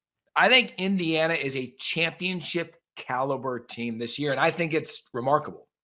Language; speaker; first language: English; native; English